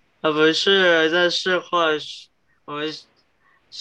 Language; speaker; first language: Chinese; early bilingual, heritage; English